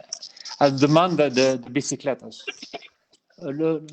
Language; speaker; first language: Spanish; non-native, learner; Dutch